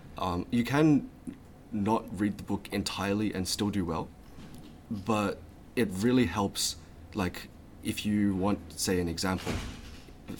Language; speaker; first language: English; early bilingual, other home language; Chinese